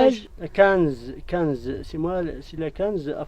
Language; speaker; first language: French; non-native, learner; Central Atlas Tamazight